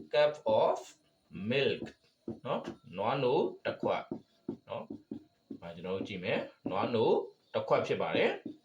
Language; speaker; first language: Burmese; native; Burmese